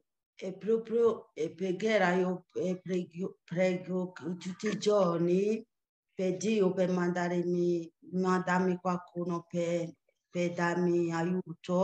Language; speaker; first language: Italian; non-native, learner; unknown